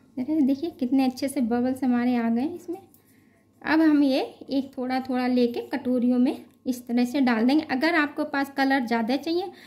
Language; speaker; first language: Hindi; native; Hindi